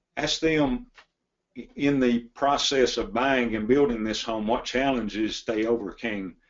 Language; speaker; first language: English; native; English